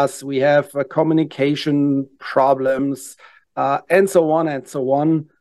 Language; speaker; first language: English; non-native, fluent; German